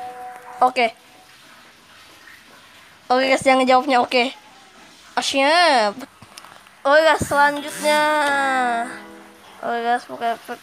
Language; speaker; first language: Indonesian; native; Indonesian